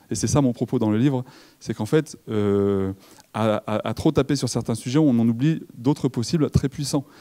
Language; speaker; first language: French; native; French